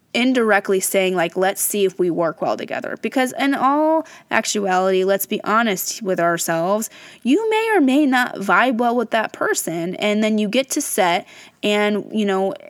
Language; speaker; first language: English; native; English